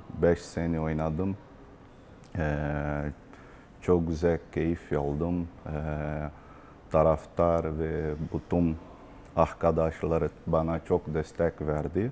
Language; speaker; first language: Turkish; non-native, learner; Portuguese